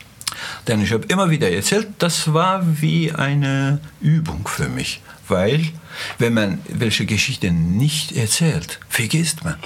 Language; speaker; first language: German; non-native, fluent; Azerbaijani